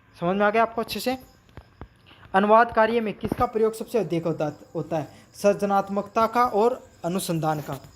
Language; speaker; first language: Hindi; native; Hindi